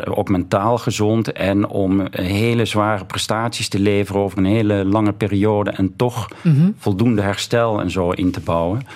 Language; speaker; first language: Dutch; native; Dutch